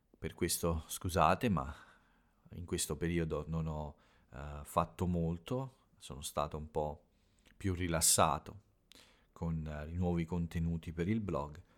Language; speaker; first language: Italian; native; Italian